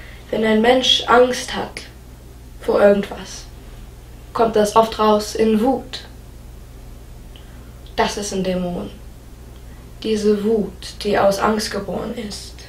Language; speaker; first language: German; non-native, fluent; English